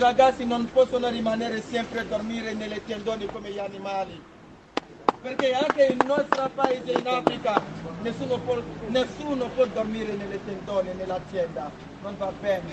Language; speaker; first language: Italian; non-native, fluent; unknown